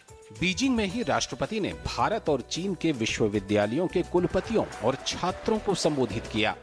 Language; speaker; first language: Hindi; native; Hindi